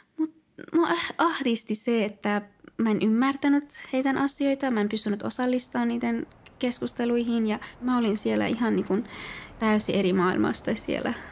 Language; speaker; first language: Finnish; non-native, fluent; Persian